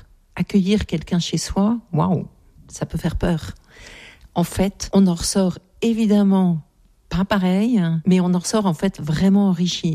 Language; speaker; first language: French; native; French